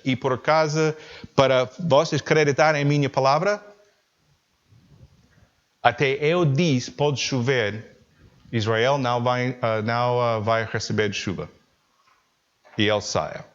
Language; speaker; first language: Portuguese; non-native, learner; English